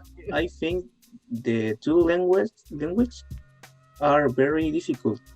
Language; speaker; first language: English; non-native, learner; Spanish